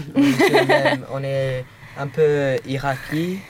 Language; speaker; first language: French; non-native, learner; English